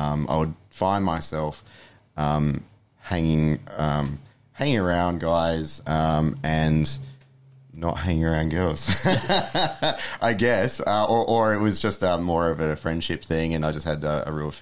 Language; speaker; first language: English; native; English